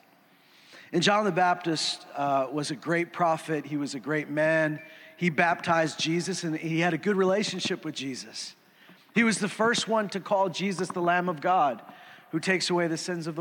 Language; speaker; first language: English; native; English